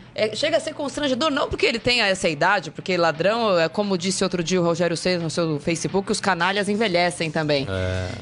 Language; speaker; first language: Portuguese; native; Portuguese